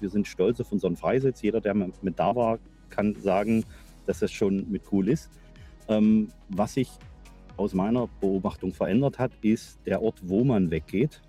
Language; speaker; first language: German; native; German